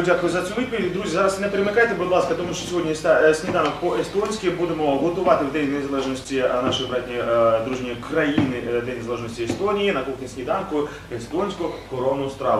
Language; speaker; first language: Ukrainian; native; Ukrainian